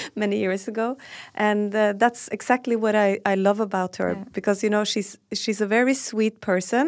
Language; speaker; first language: English; non-native, fluent; Norwegian